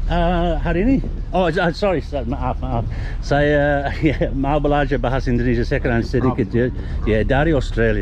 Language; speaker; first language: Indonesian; non-native, learner; English